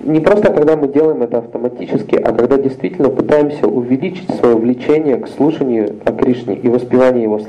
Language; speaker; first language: Russian; native; Russian